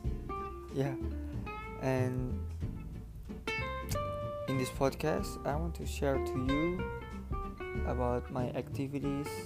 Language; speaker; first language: English; non-native, learner; Indonesian